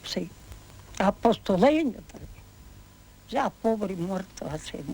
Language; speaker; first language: Spanish; non-native, learner; Ukrainian